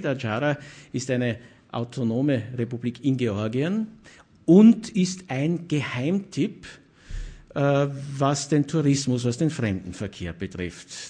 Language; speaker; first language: German; native; German